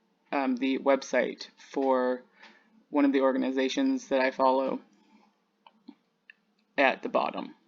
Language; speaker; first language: English; native; English